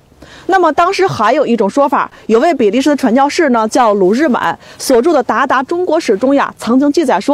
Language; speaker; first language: Chinese; native; Chinese